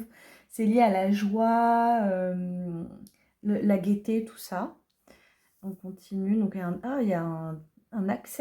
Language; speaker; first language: French; native; French